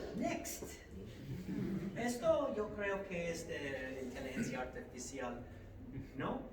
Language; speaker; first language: Spanish; non-native, fluent; English